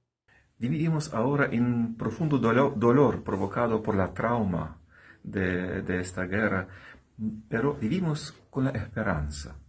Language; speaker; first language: Spanish; non-native, fluent; Ukrainian